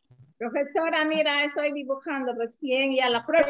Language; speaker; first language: Spanish; native; Spanish